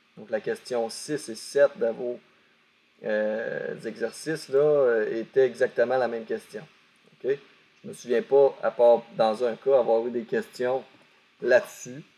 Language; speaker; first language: French; native; French